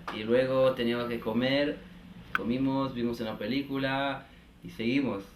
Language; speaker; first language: Spanish; non-native, fluent; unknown